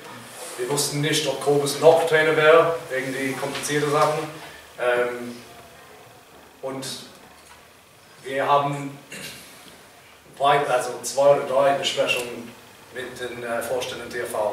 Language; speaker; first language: German; non-native, fluent; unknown